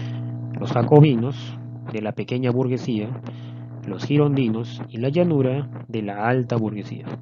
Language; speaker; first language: Spanish; native; Spanish